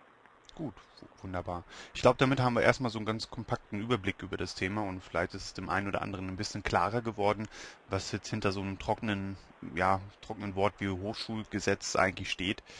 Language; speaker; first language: German; native; German